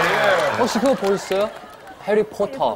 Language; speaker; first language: Korean; non-native, learner; English